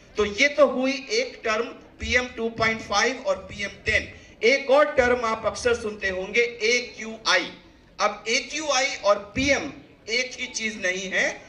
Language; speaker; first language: Hindi; native; Hindi